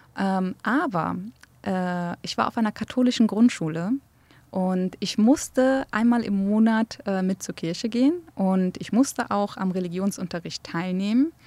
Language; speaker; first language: German; early bilingual, other home language; Central Kurdish